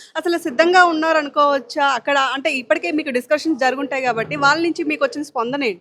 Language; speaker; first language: Telugu; native; Telugu